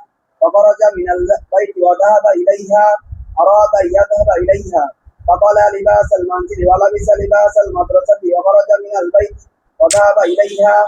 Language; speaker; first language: Arabic; non-native, learner; Bangla